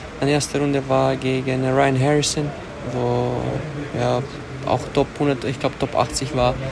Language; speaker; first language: German; early bilingual, other home language; Romanian